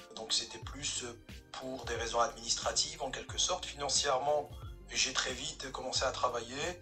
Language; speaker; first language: French; non-native, local second language; Kabyle